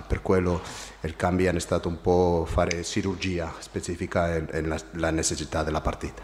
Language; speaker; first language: Italian; non-native, fluent; Spanish